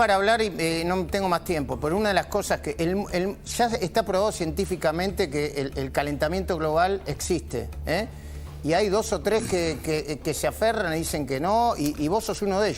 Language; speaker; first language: Spanish; native; Spanish